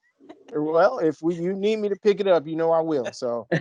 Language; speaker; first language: English; native; English